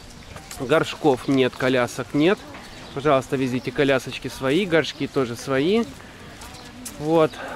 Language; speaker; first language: Russian; native; Russian